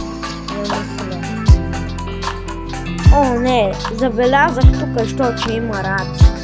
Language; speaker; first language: Bulgarian; native; Bulgarian